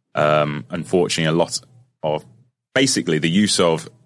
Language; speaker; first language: English; native; English